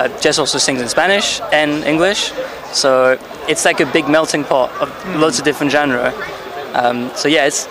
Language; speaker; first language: English; non-native, fluent; French